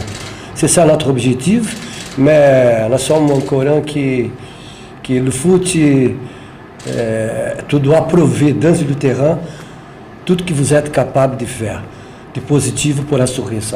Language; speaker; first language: French; non-native, learner; Portuguese